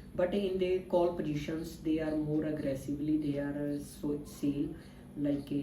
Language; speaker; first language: English; non-native, local second language; Punjabi